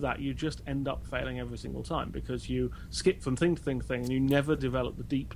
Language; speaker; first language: English; native; English